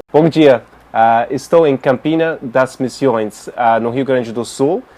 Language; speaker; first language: Portuguese; non-native, fluent; English